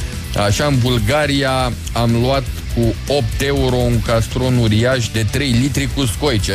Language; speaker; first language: Romanian; native; Romanian